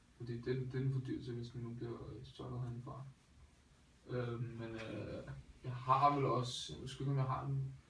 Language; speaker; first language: Danish; native; Danish